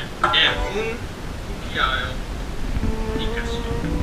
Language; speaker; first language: Italian; non-native, learner; English